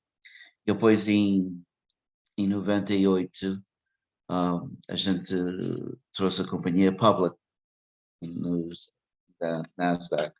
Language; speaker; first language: Portuguese; early bilingual, heritage; English